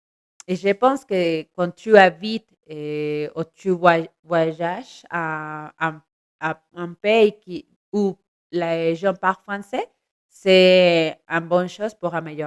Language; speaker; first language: French; non-native, learner; Spanish